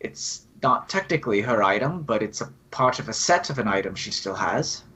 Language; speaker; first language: English; native; English